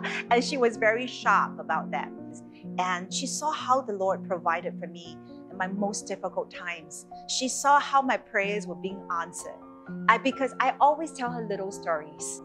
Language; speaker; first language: English; non-native, local second language; Chinese